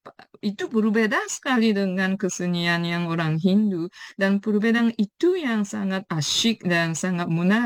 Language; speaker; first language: Indonesian; non-native, fluent; Japanese